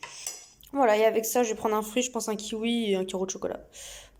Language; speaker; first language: French; native; French